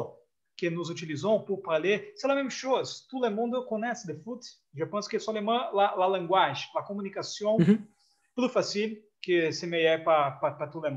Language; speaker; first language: French; non-native, fluent; Portuguese